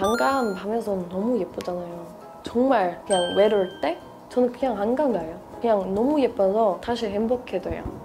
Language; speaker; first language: Korean; non-native, learner; English